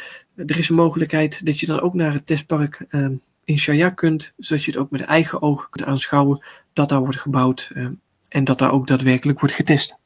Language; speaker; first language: Dutch; native; Dutch